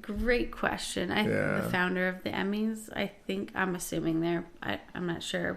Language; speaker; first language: English; native; English